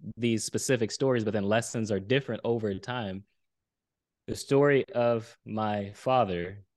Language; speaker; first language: English; early bilingual, other home language; Haitian Creole